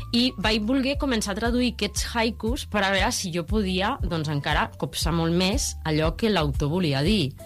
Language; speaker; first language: Catalan; native; Catalan